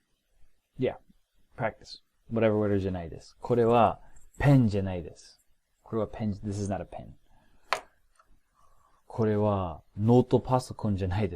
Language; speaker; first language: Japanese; non-native, fluent; English